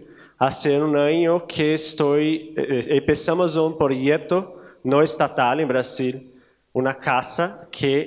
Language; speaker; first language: Spanish; non-native, learner; Portuguese